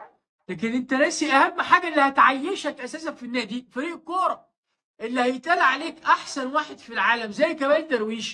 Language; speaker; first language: Arabic; native; Arabic